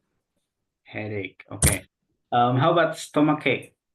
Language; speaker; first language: English; non-native, local second language; Indonesian